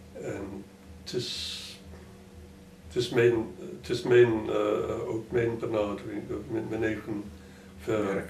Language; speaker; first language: Dutch; non-native, fluent; English